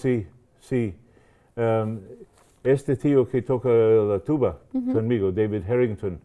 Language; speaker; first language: Spanish; non-native, fluent; English